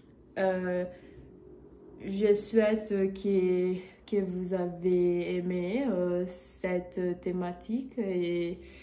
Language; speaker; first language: French; non-native, learner; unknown